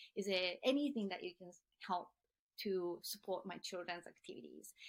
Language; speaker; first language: English; non-native, fluent; Japanese